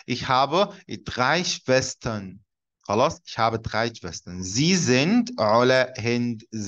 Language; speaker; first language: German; non-native, fluent; Arabic